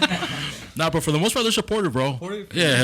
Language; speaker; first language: English; early bilingual, other home language; Spanish